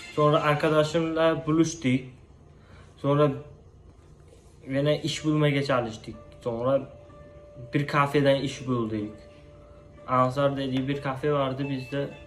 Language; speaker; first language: Turkish; non-native, learner; Uzbek